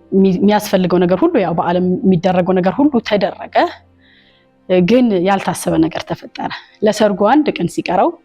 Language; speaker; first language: Amharic; native; Amharic